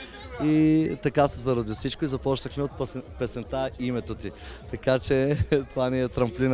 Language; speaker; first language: Bulgarian; native; Bulgarian